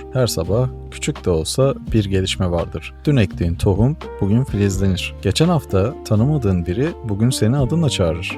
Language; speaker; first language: Turkish; native; Turkish